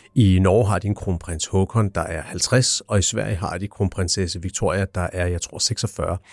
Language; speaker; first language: Danish; native; Danish